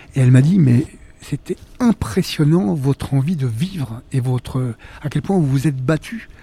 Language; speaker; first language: French; native; French